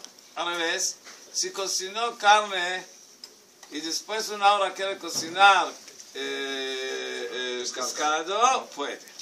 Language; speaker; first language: Spanish; non-native, fluent; Hebrew